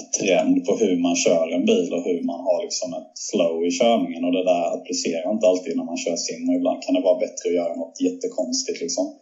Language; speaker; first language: Swedish; native; Swedish